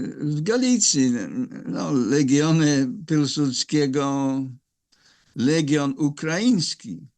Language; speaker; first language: Polish; non-native, fluent; English